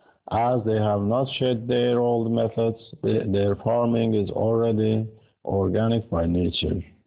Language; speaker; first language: English; non-native, fluent; Persian